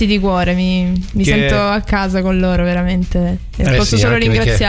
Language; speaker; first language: Italian; native; Italian